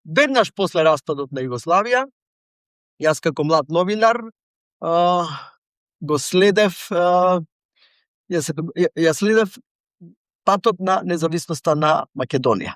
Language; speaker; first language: Macedonian; native; Macedonian